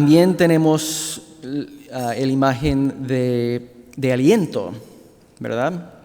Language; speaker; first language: Spanish; non-native, fluent; English